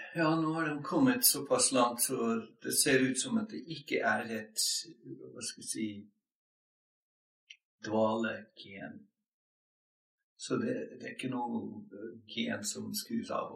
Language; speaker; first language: Norwegian; non-native, fluent; English